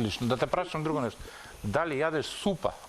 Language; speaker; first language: Macedonian; native; Macedonian